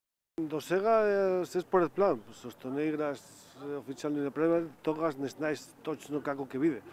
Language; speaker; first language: Macedonian; non-native, learner; Spanish